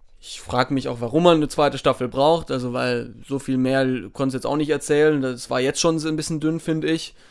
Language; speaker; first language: German; native; German